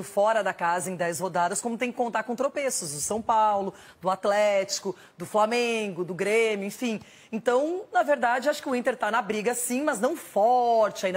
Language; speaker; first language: Portuguese; native; Portuguese